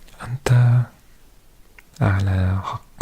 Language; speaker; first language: Arabic; non-native, learner; English